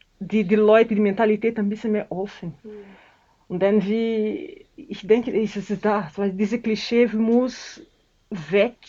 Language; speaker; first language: German; non-native, learner; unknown